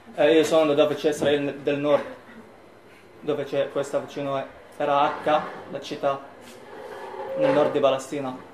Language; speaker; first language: Italian; non-native, learner; Arabic